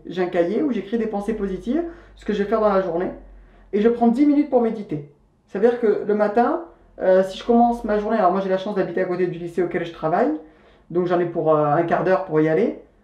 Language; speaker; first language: French; native; French